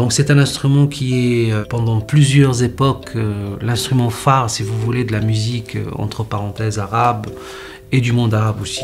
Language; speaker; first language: French; non-native, local second language; Arabic